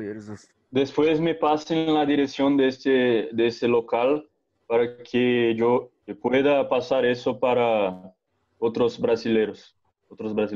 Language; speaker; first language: Spanish; non-native, learner; Portuguese